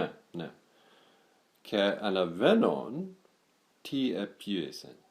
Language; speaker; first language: Greek; non-native, learner; English